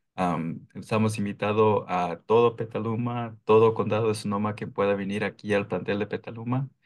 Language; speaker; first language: Spanish; early bilingual, heritage; Spanish